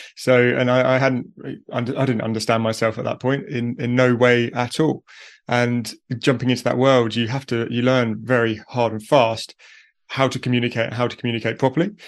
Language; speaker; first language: English; native; English